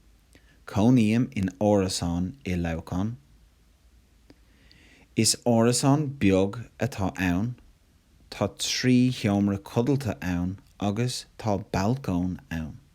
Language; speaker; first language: Irish; non-native, local second language; English